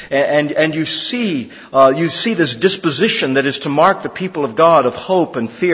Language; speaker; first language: English; native; English